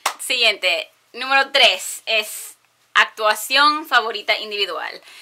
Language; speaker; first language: Spanish; early bilingual, heritage; Spanish